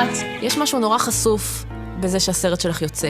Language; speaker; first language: Hebrew; native; Hebrew